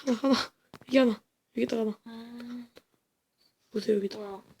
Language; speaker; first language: Korean; native; Korean